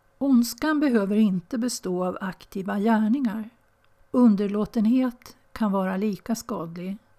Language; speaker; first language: Swedish; native; Swedish